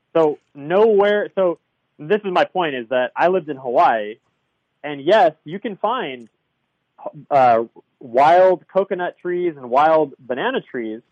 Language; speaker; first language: English; native; English